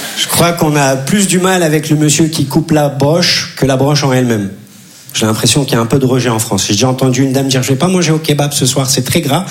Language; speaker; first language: French; early bilingual, other home language; Turkish